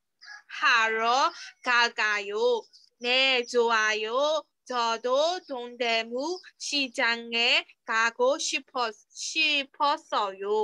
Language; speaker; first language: Korean; non-native, learner; Burmese